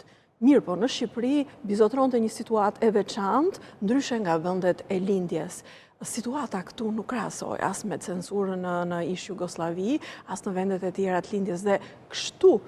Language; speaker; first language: Albanian; native; Albanian